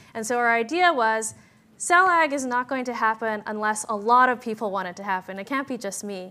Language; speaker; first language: English; native; English